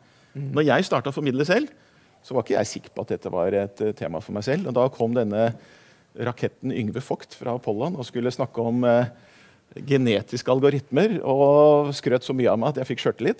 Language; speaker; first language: Norwegian; native; Norwegian